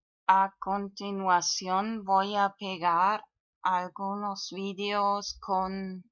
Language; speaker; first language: Spanish; non-native, fluent; German